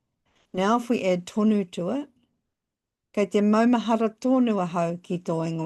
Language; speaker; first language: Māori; non-native, local second language; English